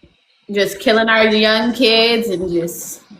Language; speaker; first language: English; native; English